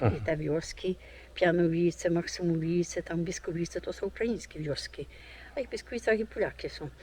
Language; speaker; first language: Polish; early bilingual, heritage; Polish